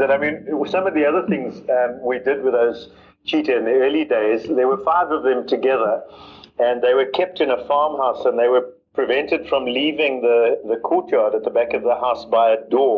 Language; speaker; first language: English; native; English